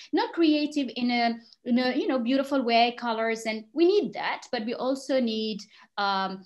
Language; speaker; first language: English; non-native, fluent; Arabic